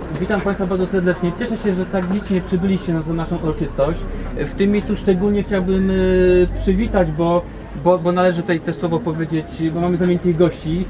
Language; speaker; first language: Polish; native; Polish